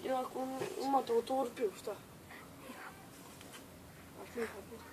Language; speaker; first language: Bosnian; native; Bosnian